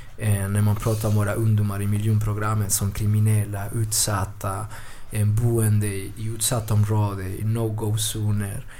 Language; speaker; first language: Swedish; early bilingual, other home language; Spanish